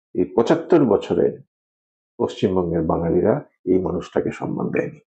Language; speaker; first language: Bangla; non-native, local second language; Manipuri